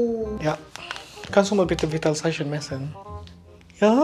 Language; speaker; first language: German; non-native, learner; Filipino